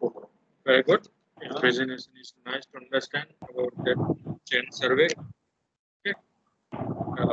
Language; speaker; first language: English; non-native, local second language; Gujarati